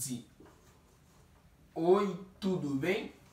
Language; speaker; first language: Portuguese; non-native, learner; Haitian Creole